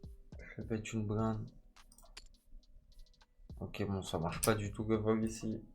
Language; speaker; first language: French; native; French